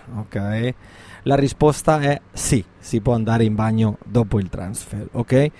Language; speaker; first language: Italian; non-native, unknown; Spanish